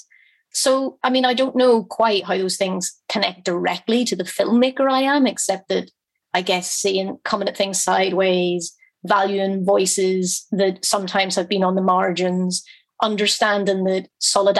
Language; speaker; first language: English; native; English